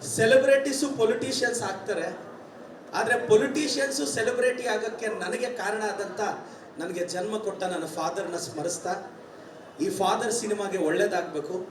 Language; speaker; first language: Kannada; native; Kannada